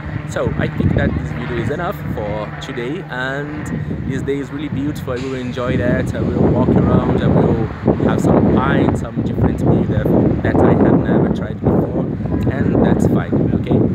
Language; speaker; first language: English; non-native, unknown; Portuguese